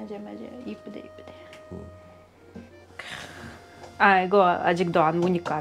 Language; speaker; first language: Korean; non-native, learner; Russian